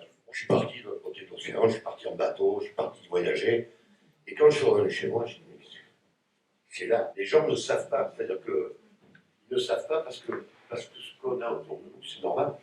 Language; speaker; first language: French; native; French